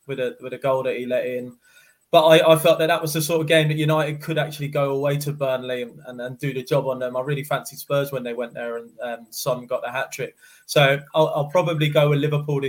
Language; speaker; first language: English; native; English